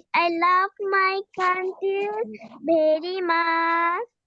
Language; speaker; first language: English; non-native, learner; Bangla